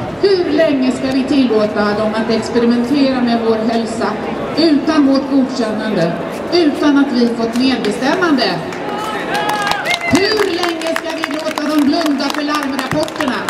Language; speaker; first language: Swedish; native; Swedish